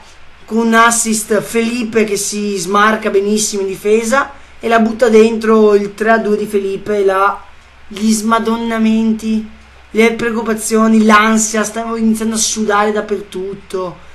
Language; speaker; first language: Italian; native; Italian